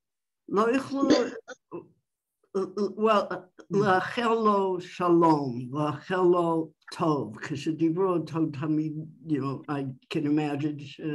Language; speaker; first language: Hebrew; non-native, learner; English